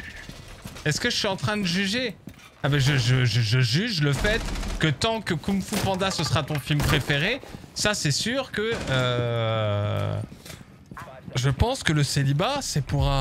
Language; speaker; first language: French; native; French